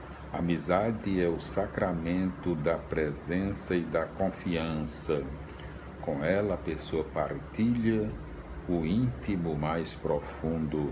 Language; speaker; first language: Portuguese; native; Portuguese